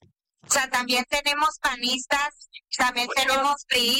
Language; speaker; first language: Spanish; native; Spanish